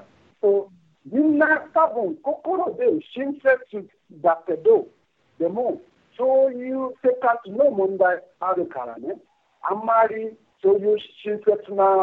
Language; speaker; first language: Japanese; non-native, fluent; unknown